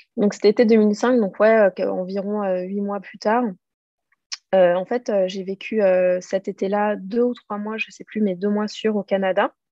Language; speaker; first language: French; native; French